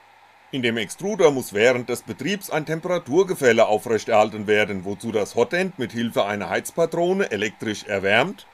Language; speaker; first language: German; native; German